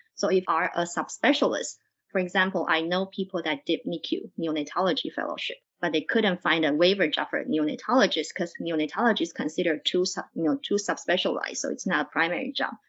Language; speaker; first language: English; non-native, fluent; Chinese